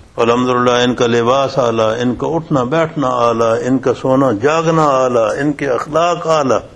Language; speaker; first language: Urdu; non-native, local second language; Punjabi